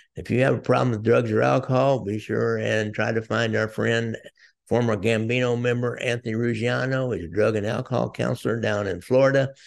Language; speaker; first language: English; native; English